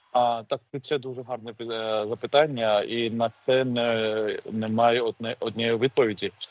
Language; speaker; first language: Ukrainian; non-native, fluent; Georgian